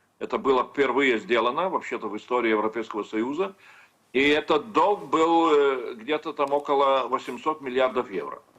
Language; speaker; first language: Russian; non-native, fluent; Lithuanian